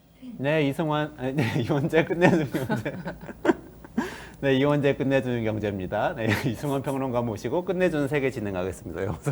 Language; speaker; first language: Korean; native; Korean